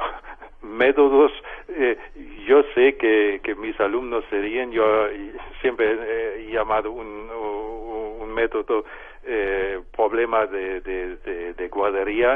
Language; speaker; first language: Spanish; non-native, fluent; German